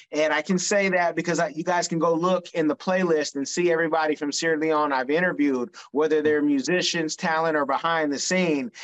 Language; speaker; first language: English; native; English